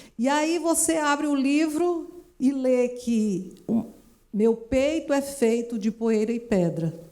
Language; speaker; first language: Portuguese; native; Portuguese